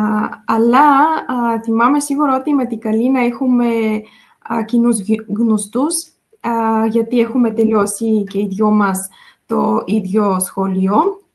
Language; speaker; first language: Greek; non-native, fluent; Bulgarian